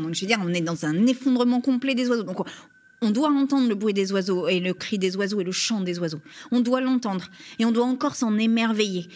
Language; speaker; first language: French; native; French